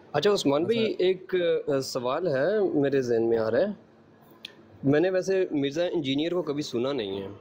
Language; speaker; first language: Urdu; native; Urdu